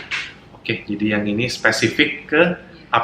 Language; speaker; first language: Indonesian; native; Indonesian